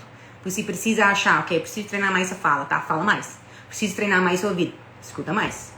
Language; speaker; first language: Portuguese; non-native, fluent; English